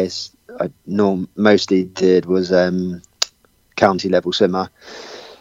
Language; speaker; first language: English; native; English